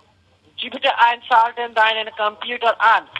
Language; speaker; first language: German; non-native, learner; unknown